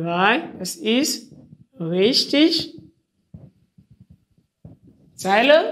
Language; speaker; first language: German; non-native, fluent; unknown